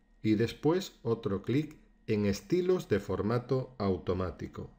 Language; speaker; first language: Spanish; native; Spanish